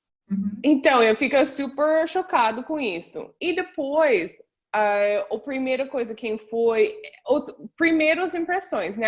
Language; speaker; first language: Portuguese; non-native, fluent; English